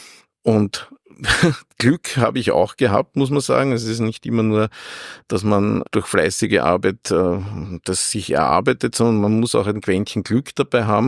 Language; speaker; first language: German; native; German